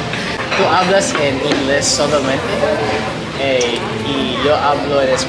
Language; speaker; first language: Spanish; non-native, learner; English